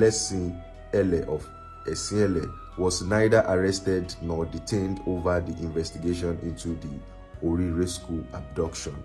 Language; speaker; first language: English; non-native, local second language; Yoruba